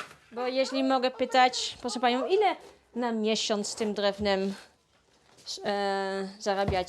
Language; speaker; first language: Polish; early bilingual, heritage; Polish